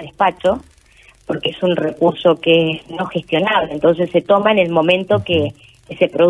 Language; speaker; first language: Spanish; native; Spanish